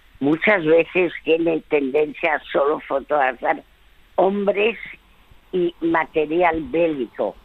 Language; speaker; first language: Spanish; early bilingual, other home language; French